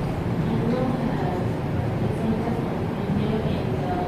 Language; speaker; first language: English; non-native, learner; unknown